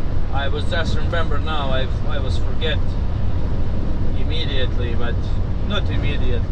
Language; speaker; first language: English; non-native, learner; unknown